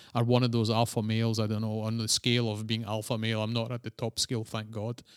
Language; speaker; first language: English; native; English